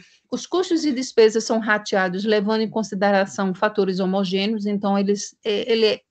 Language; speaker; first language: Portuguese; native; Portuguese